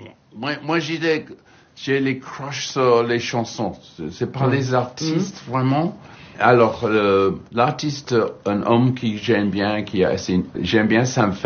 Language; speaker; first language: French; non-native, learner; English